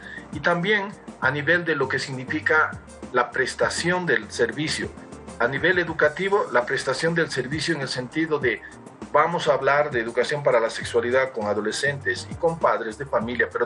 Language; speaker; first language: Spanish; native; Spanish